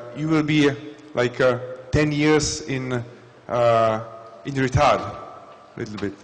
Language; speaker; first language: English; non-native, fluent; Czech